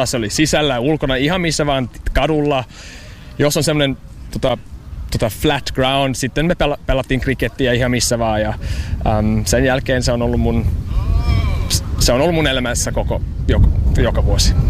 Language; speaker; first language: Finnish; non-native, fluent; English